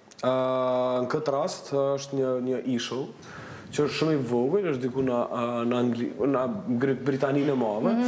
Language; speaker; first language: Albanian; native; Albanian